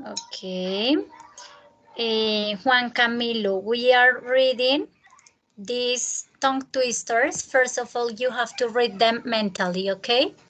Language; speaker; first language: English; non-native, fluent; Spanish